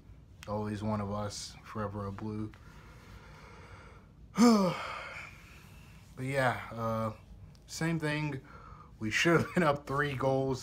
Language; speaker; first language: English; native; English